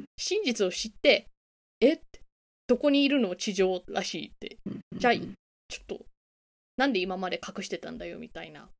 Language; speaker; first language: Japanese; native; Japanese